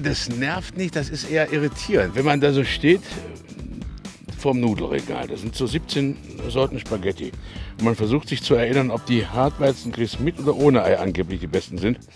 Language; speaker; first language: German; native; German